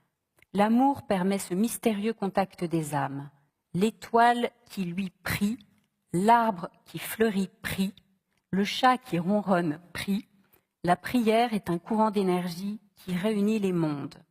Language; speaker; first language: French; native; French